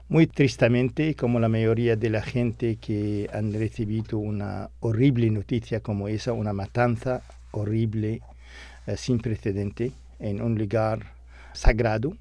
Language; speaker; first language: Spanish; non-native, fluent; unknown